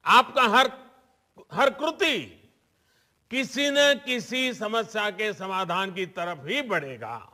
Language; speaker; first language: Hindi; non-native, local second language; Gujarati